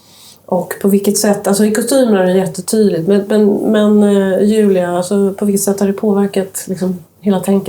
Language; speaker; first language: Swedish; native; Swedish